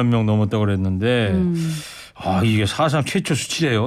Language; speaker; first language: Korean; native; Korean